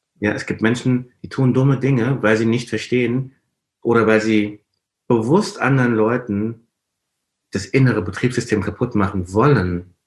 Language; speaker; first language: German; non-native, fluent; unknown